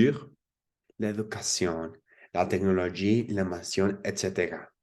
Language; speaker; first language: French; non-native, learner; Spanish